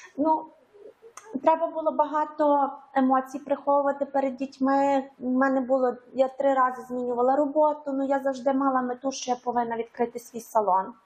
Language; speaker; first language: Ukrainian; native; Ukrainian